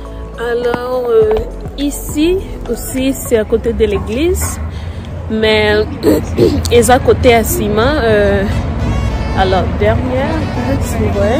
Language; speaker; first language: French; non-native, local second language; Lingala